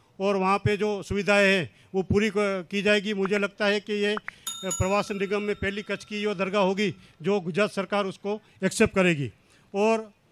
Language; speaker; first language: Hindi; non-native, local second language; Kachhi